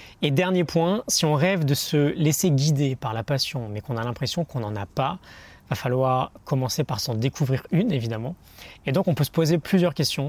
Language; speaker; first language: French; native; French